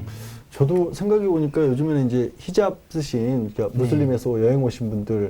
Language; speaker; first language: Korean; native; Korean